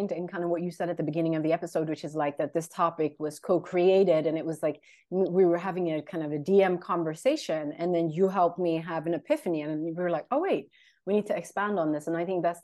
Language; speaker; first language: English; non-native, fluent; Swedish